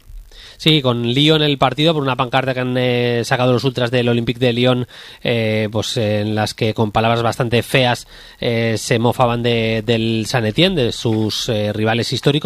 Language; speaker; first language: Spanish; native; Spanish